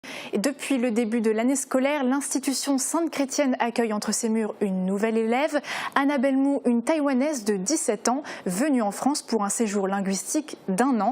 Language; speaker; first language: French; native; French